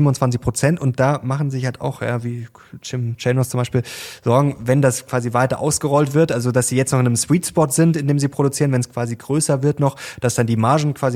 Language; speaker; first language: German; native; German